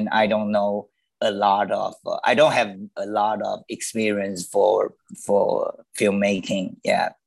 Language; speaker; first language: English; non-native, learner; Chinese